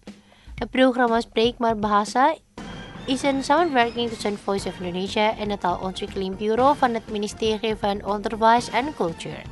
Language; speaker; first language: Dutch; non-native, learner; Indonesian